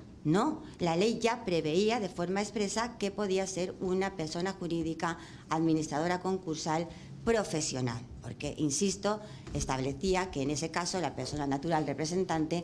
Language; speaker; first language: Spanish; native; Spanish